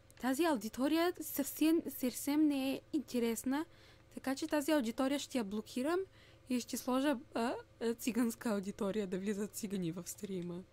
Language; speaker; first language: Bulgarian; native; Bulgarian